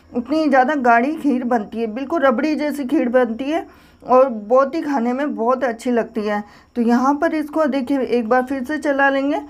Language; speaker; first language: Hindi; native; Hindi